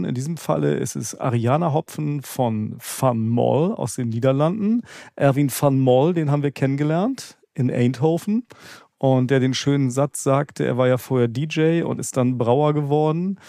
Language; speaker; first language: German; native; German